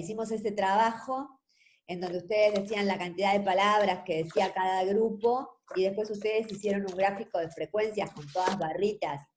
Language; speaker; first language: Spanish; native; Spanish